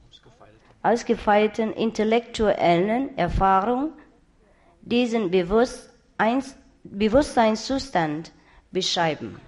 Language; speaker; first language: German; non-native, learner; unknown